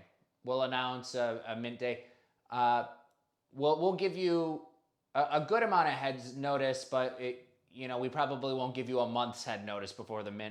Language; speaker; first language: English; native; English